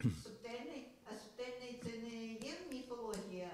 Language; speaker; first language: Ukrainian; native; Ukrainian